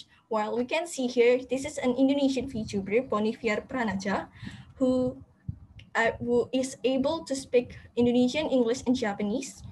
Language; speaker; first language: English; non-native, fluent; Indonesian